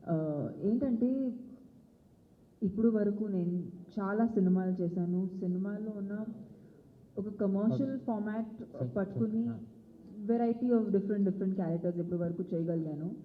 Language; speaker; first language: Telugu; non-native, fluent; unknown